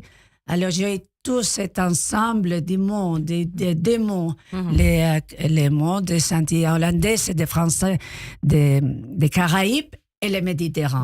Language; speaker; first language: French; non-native, learner; Spanish